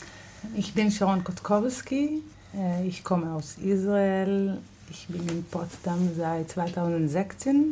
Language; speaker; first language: German; non-native, fluent; Hebrew